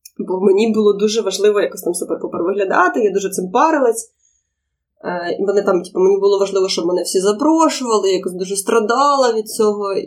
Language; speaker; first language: Ukrainian; non-native, local second language; Russian